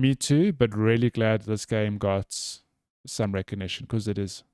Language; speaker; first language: English; native; English